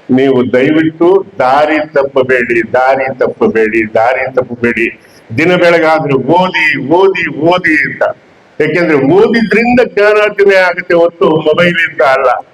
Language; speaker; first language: Kannada; native; Kannada